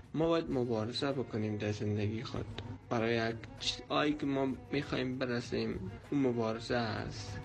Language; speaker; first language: Persian; native; Persian